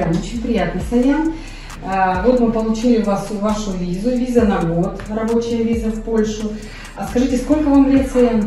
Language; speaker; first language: Russian; native; Russian